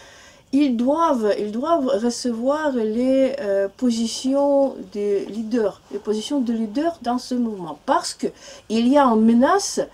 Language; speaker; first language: French; non-native, learner; Russian